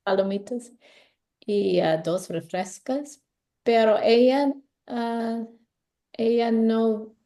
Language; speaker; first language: Spanish; non-native, learner; English